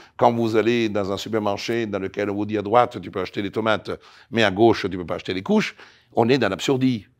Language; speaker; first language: French; non-native, fluent; Italian